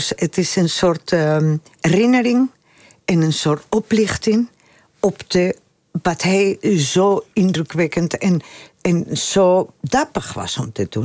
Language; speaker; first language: Dutch; non-native, fluent; Spanish